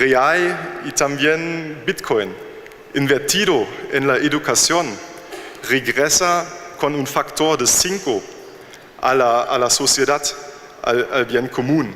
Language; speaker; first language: Spanish; non-native, fluent; German